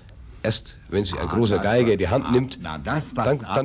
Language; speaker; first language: German; native; German